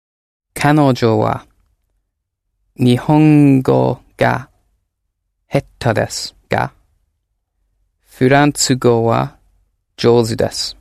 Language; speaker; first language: Japanese; non-native, learner; English